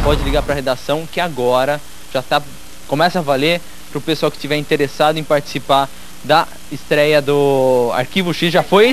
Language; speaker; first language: Portuguese; native; Portuguese